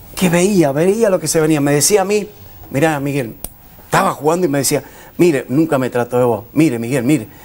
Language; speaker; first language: Spanish; native; Spanish